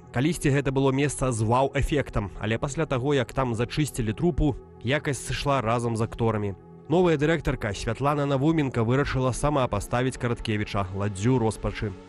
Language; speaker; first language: Belarusian; native; Belarusian